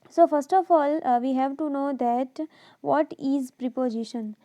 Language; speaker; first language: English; non-native, local second language; Gujarati